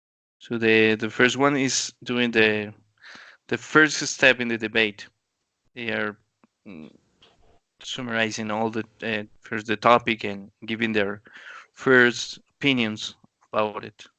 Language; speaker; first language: English; non-native, learner; Spanish